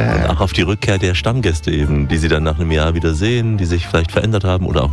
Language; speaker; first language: German; native; German